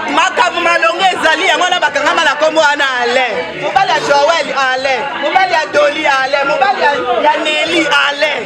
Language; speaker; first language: Lingala; non-native, local second language; Mongo